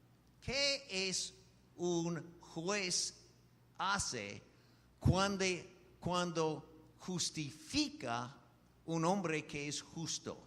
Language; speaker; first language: Spanish; non-native, fluent; English